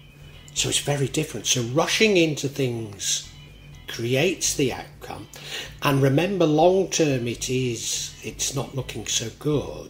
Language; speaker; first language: English; native; English